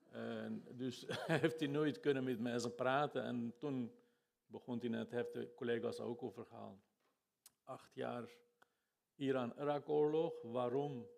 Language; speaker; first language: Dutch; non-native, fluent; Kurdish